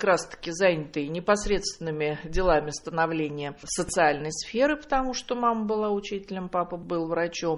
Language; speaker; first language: Russian; native; Russian